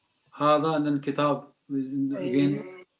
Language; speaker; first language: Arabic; non-native, learner; English